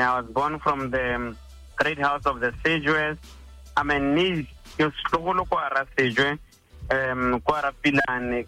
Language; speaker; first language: English; non-native, local second language; Tswana